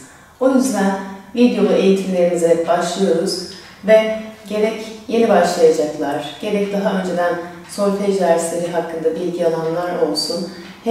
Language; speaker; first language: Turkish; native; Turkish